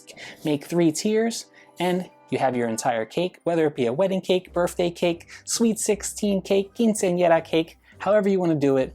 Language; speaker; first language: English; native; English